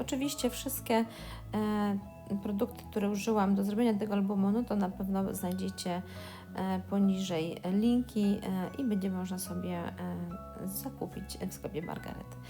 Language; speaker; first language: Polish; native; Polish